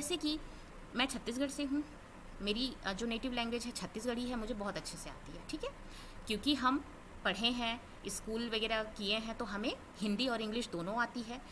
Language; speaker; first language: Hindi; non-native, local second language; Chhattisgarhi